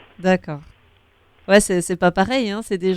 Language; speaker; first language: French; native; French